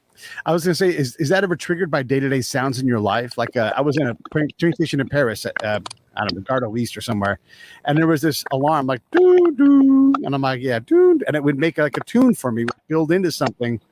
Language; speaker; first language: English; native; English